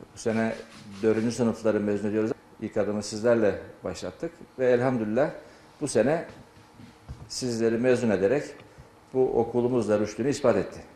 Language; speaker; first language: Turkish; non-native, fluent; Amharic